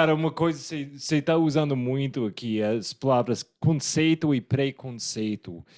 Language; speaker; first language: Portuguese; non-native, fluent; English